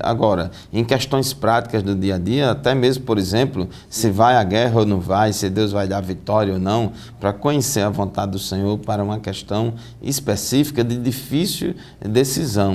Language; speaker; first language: Portuguese; native; Portuguese